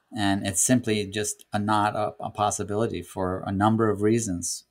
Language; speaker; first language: English; native; English